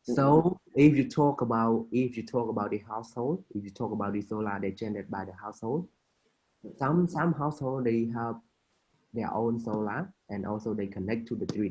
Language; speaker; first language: English; non-native, fluent; Khmer